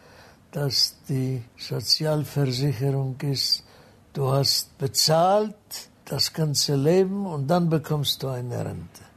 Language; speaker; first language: German; non-native, fluent; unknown